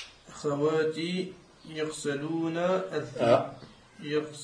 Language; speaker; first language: Arabic; non-native, learner; French